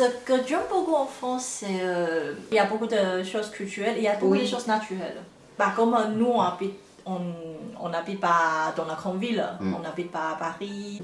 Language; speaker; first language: French; non-native, fluent; Chinese